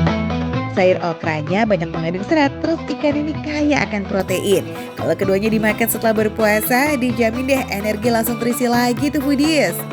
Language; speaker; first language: Indonesian; native; Indonesian